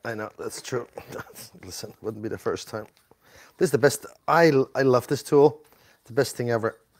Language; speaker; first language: English; non-native, fluent; German